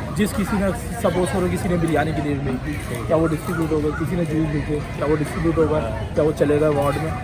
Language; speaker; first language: Urdu; native; Urdu